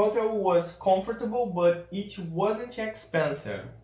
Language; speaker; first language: English; non-native, fluent; Portuguese